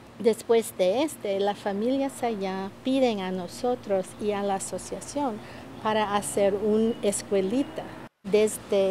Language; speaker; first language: Spanish; non-native, fluent; English